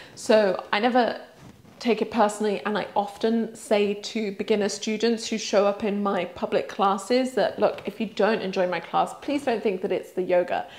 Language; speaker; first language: English; early bilingual, other home language; Swiss German